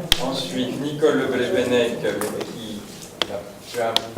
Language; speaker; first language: French; native; French